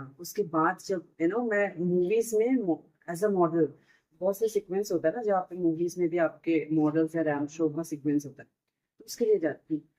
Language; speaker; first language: Hindi; non-native, local second language; Bangla